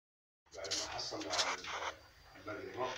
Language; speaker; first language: Arabic; native; Arabic